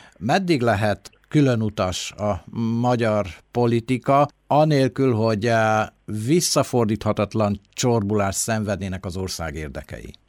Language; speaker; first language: Hungarian; native; Hungarian